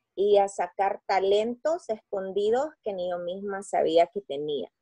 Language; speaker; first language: Spanish; native; Spanish